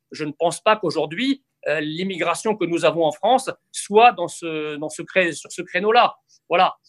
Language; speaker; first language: French; early bilingual, other home language; Arabic